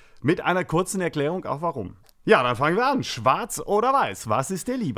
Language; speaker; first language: German; native; German